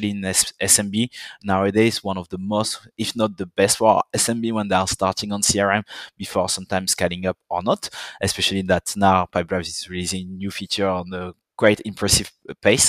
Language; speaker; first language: English; non-native, fluent; French